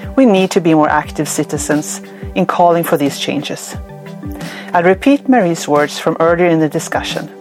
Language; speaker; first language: English; non-native, fluent; Swedish